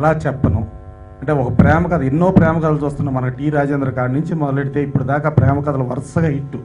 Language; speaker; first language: Telugu; native; Telugu